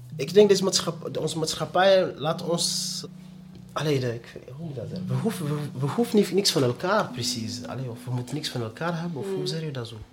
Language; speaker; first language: Dutch; non-native, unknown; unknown